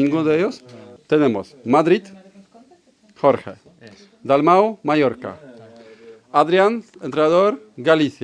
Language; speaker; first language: Spanish; non-native, learner; Polish